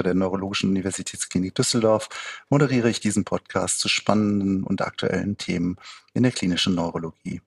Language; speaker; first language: German; native; German